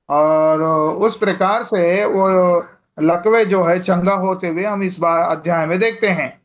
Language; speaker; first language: Hindi; non-native, local second language; Telugu